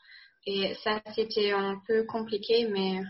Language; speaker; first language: French; non-native, fluent; German